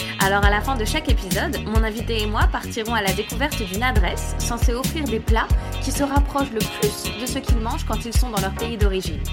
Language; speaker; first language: French; native; French